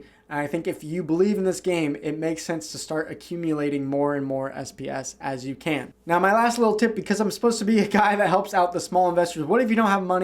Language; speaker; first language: English; native; English